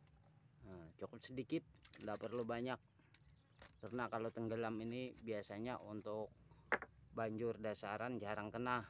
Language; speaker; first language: Indonesian; native; Indonesian